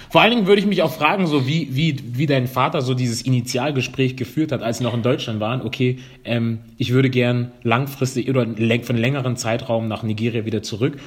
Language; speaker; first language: German; non-native, fluent; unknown